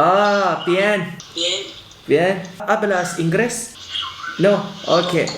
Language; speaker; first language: Spanish; non-native, learner; Thai